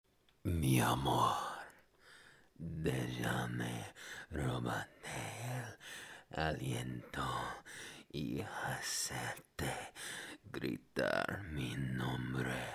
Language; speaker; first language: Japanese; non-native, learner; Spanish